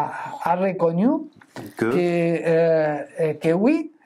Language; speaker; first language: French; non-native, fluent; Spanish